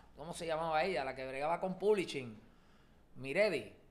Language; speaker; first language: Spanish; native; Spanish